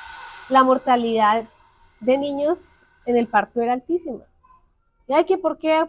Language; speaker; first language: Spanish; native; Spanish